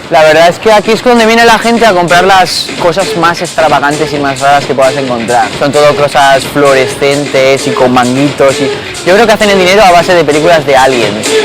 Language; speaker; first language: Spanish; native; Spanish